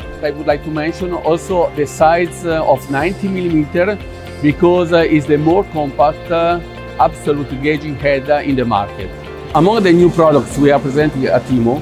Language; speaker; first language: English; non-native, fluent; Italian